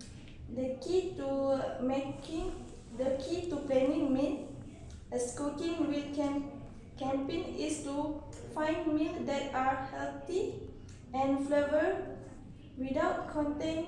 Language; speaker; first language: English; non-native, learner; Malay